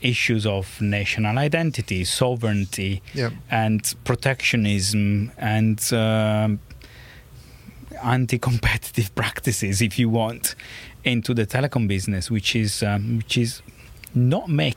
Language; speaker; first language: English; non-native, fluent; Italian